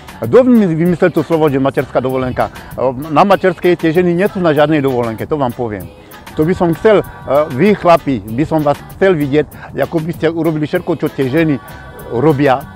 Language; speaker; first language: Slovak; non-native, fluent; Bambara